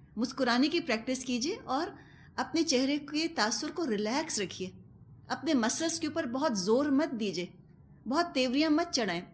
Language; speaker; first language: Urdu; non-native, local second language; Punjabi